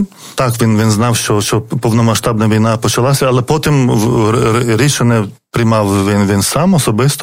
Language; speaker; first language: Ukrainian; non-native, fluent; Lithuanian